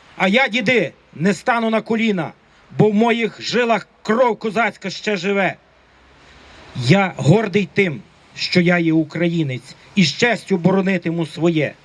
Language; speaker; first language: Ukrainian; native; Ukrainian